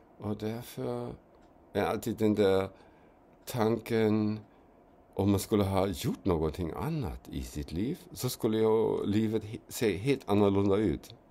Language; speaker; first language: Swedish; non-native, fluent; German